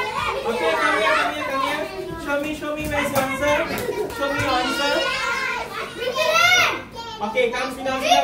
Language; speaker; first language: English; non-native, local second language; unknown